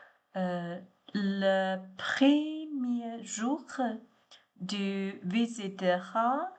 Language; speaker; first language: French; non-native, learner; Chinese